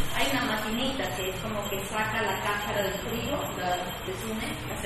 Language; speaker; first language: Spanish; native; Spanish